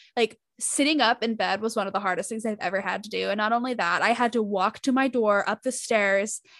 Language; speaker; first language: English; native; English